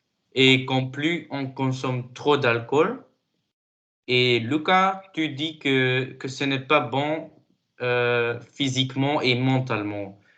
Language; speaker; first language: French; non-native, learner; Dutch